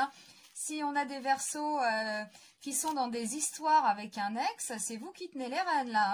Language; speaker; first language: French; native; French